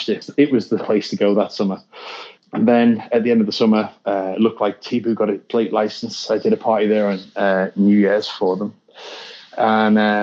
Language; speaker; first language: English; native; English